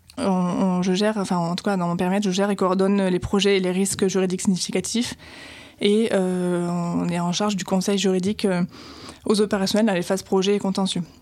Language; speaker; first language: French; native; French